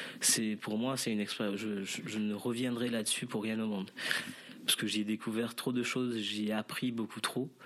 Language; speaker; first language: French; non-native, local second language; Morisyen